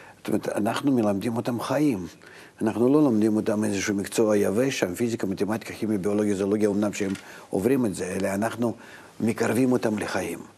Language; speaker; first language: Hebrew; non-native, fluent; Russian